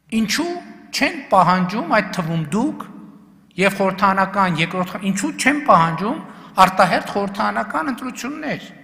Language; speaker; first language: Armenian; native; Armenian